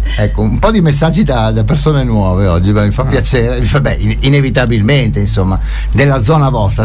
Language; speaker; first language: Italian; native; Italian